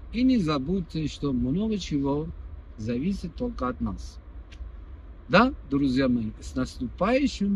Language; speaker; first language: Russian; non-native, fluent; Persian